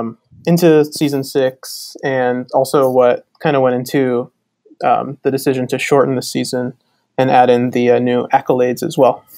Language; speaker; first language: English; native; English